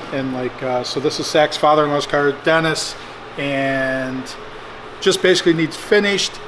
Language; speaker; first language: English; native; English